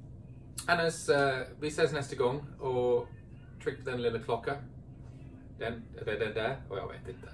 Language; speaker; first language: Swedish; non-native, fluent; English